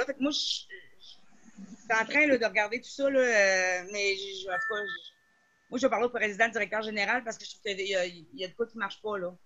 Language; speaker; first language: French; native; French